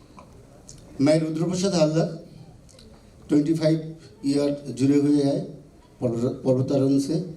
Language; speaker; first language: Hindi; non-native, local second language; Bangla